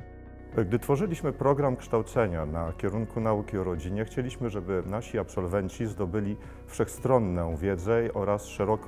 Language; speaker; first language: Polish; native; Polish